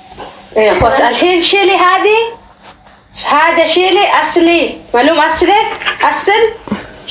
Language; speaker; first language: Arabic; native; Arabic